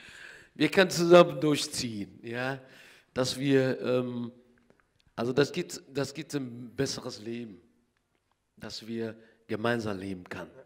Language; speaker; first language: German; non-native, learner; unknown